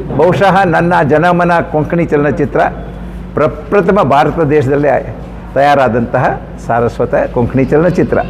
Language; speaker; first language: Kannada; non-native, local second language; Konkani